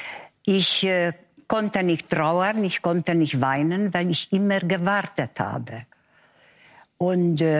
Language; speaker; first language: German; non-native, fluent; Hungarian